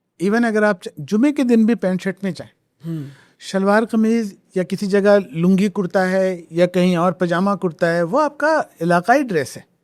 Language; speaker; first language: Urdu; native; Urdu